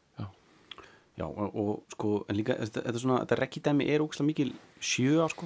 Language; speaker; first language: Icelandic; native; Icelandic